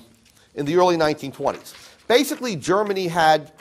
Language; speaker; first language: English; native; English